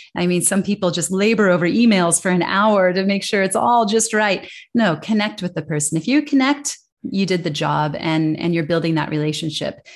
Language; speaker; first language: English; native; English